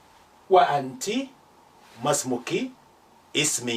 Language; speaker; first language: Arabic; non-native, fluent; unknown